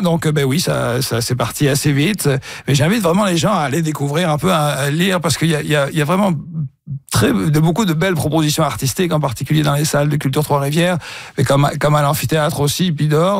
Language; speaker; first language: French; native; French